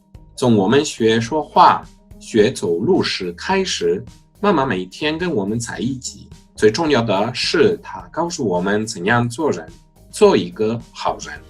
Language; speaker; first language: Chinese; non-native, fluent; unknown